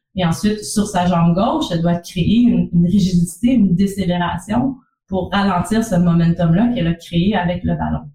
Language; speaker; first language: French; native; French